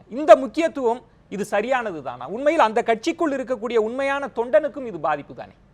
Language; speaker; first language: Tamil; native; Tamil